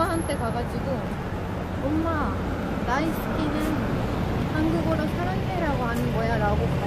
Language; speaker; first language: Korean; non-native, fluent; Japanese